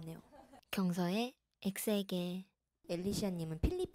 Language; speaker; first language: Korean; native; Korean